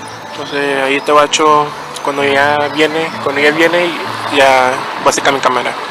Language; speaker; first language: Spanish; early bilingual, heritage; Spanish